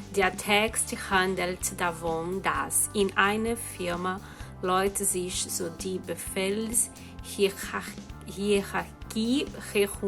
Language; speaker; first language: German; non-native, learner; Portuguese